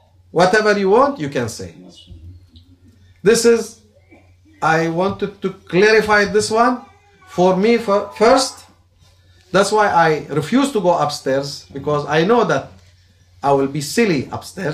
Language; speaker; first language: English; non-native, fluent; Turkish